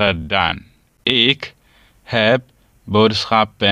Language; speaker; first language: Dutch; non-native, learner; Tigrinya